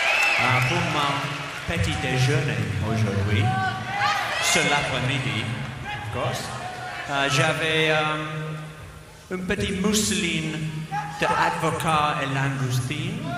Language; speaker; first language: French; non-native, learner; English